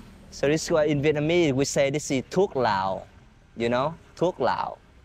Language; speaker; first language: English; non-native, fluent; Vietnamese